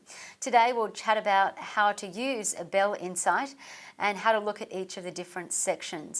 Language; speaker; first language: English; native; English